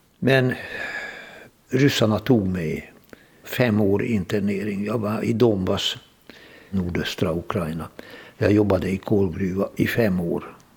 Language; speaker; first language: Swedish; non-native, fluent; Hungarian